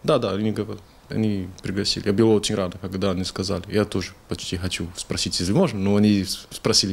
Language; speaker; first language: Russian; non-native, learner; Portuguese